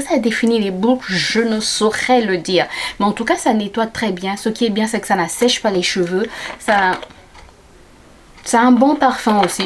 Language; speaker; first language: French; native; French